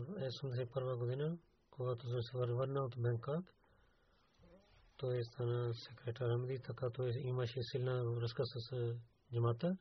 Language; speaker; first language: Bulgarian; non-native, learner; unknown